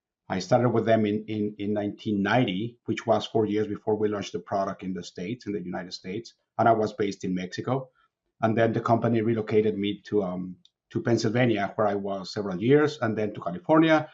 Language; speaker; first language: English; non-native, fluent; Spanish